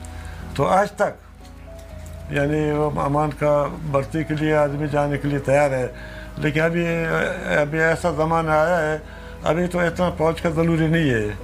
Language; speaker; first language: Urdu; non-native, local second language; Baluchi